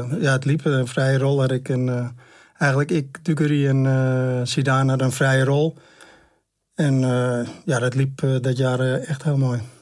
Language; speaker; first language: Dutch; native; Dutch